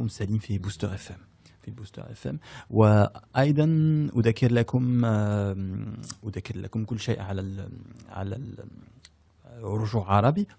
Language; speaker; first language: Arabic; early bilingual, heritage; French